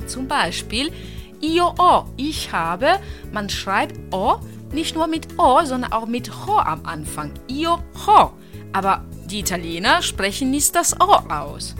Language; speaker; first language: German; non-native, fluent; Italian